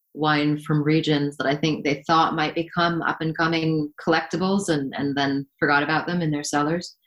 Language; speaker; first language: English; native; English